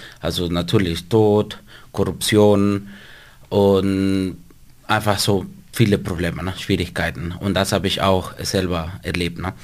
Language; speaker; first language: German; non-native, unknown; Spanish